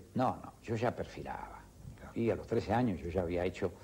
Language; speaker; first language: Spanish; early bilingual, other home language; Yiddish